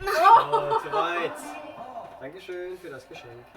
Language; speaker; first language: German; native; German